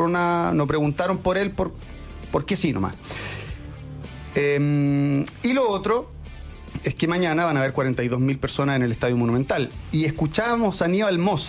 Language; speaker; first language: Spanish; native; Spanish